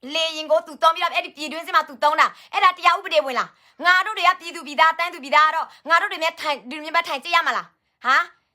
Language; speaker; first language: Burmese; non-native, local second language; S'gaw Karen